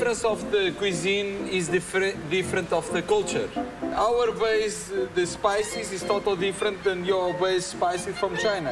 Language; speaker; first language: English; non-native, learner; Portuguese